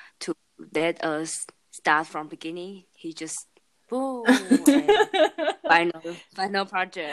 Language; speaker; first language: English; non-native, learner; Chinese